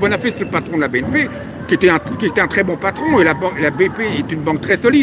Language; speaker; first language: French; native; French